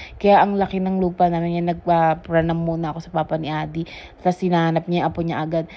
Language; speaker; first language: Filipino; native; Filipino